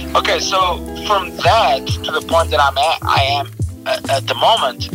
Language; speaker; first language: English; non-native, fluent; Portuguese